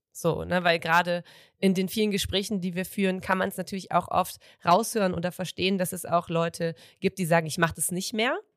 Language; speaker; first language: German; native; German